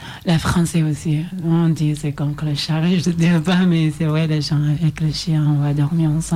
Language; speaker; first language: French; non-native, learner; Oromo